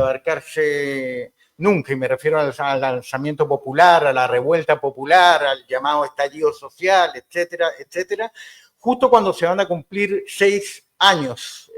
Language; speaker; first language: Spanish; native; Spanish